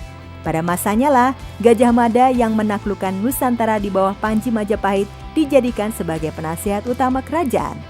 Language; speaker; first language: Indonesian; native; Indonesian